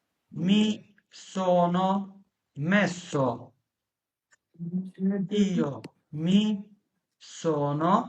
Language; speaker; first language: Italian; non-native, fluent; Bangla